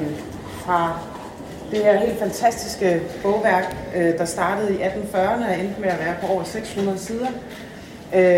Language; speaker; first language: Danish; native; Danish